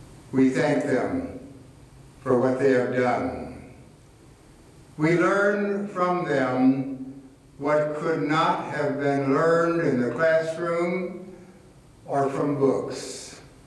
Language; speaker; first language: English; native; English